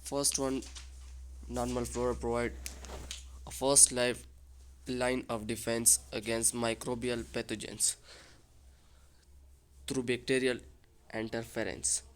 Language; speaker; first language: English; non-native, local second language; Urdu